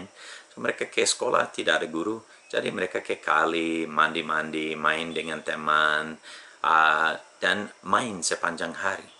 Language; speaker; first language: Indonesian; non-native, fluent; English